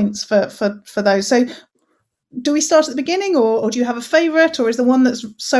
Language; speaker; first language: English; native; English